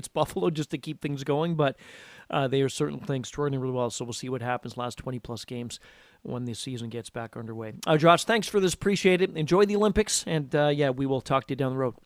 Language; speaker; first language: English; native; English